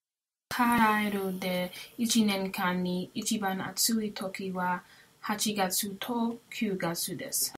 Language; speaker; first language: Japanese; non-native, learner; English